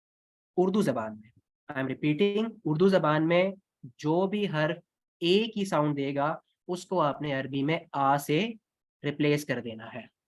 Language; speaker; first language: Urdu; non-native, local second language; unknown